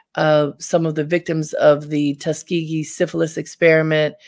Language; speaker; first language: English; native; English